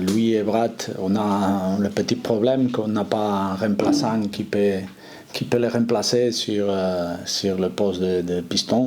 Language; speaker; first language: French; non-native, fluent; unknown